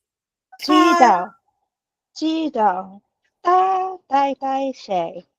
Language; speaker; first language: Chinese; non-native, learner; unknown